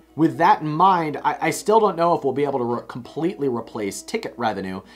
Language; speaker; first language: English; native; English